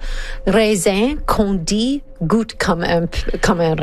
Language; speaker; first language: French; non-native, learner; English